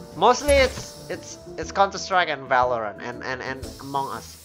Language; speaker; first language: English; non-native, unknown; Indonesian